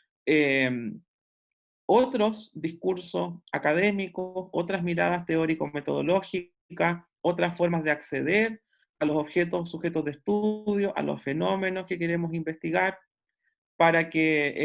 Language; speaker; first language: Spanish; native; Spanish